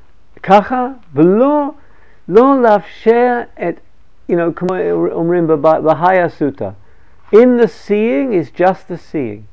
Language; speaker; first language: Hebrew; non-native, fluent; English